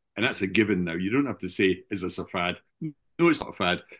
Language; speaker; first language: English; native; English